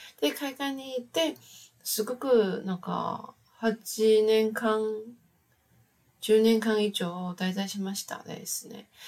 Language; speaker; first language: Japanese; non-native, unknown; Chinese